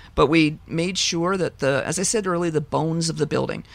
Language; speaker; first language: English; native; English